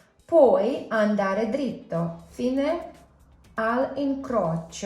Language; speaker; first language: Italian; non-native, fluent; English